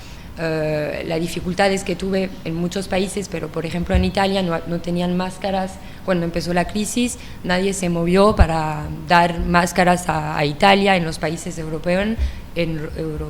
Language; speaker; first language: Spanish; non-native, fluent; French